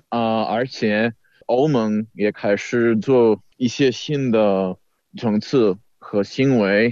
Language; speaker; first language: Chinese; non-native, fluent; Czech